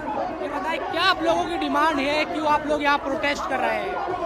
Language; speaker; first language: Hindi; native; Hindi